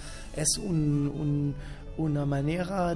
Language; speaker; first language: Spanish; non-native, learner; German